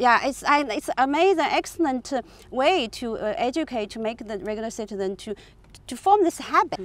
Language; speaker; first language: English; non-native, fluent; Chinese